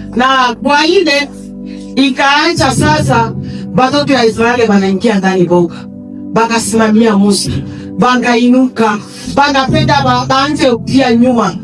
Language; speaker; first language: Swahili; native; Swahili